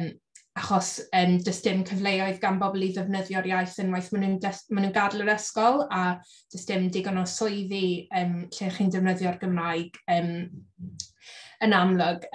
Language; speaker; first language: Welsh; native; Welsh